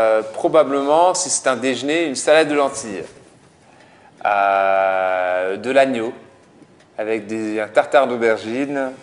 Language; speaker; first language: French; non-native, fluent; English